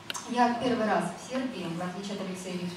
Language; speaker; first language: Russian; native; Russian